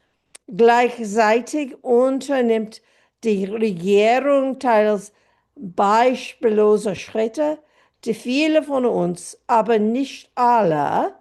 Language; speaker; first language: German; non-native, fluent; English